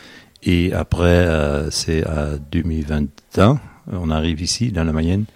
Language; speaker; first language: French; non-native, learner; Dutch